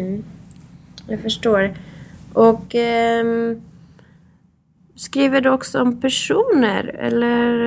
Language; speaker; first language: Swedish; non-native, fluent; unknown